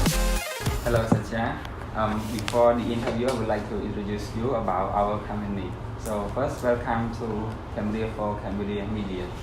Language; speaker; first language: English; non-native, learner; Khmer